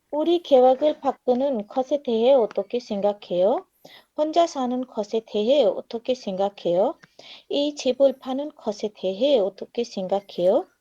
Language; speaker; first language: Korean; non-native, learner; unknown